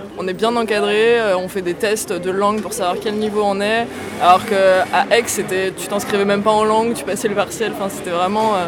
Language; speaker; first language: French; native; French